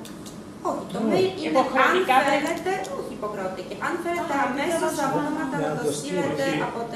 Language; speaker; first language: Greek; non-native, fluent; Russian